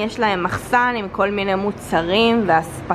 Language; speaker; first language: Hebrew; native; Hebrew